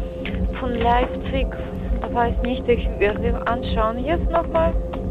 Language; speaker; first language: German; non-native, fluent; Armenian